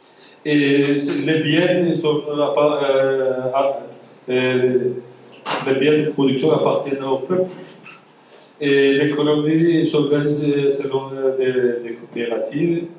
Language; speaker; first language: French; non-native, fluent; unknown